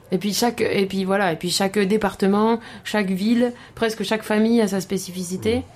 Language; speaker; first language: French; native; French